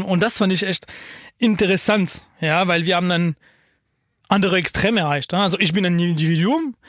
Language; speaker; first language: German; non-native, fluent; French